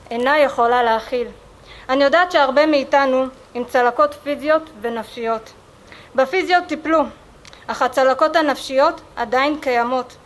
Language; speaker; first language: Hebrew; early bilingual, other home language; Amharic